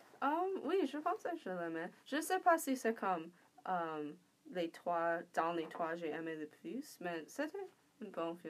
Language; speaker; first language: French; non-native, learner; English